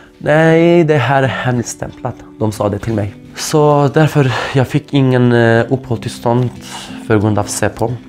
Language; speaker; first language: Swedish; non-native, fluent; Kurdish